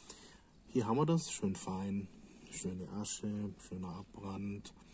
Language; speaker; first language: German; native; German